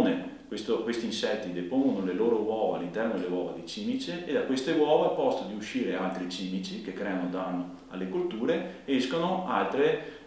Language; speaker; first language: Italian; native; Italian